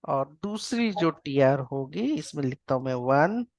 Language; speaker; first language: Hindi; non-native, local second language; Marathi